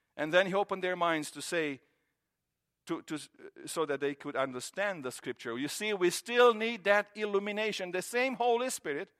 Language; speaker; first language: English; non-native, fluent; Romanian